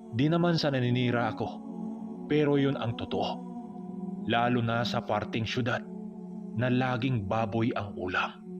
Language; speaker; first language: Filipino; non-native, local second language; Cebuano